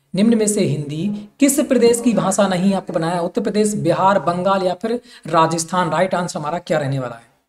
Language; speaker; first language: Hindi; native; Hindi